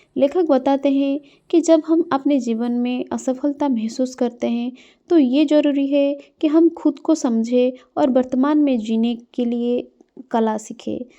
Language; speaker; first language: Hindi; non-native, local second language; Odia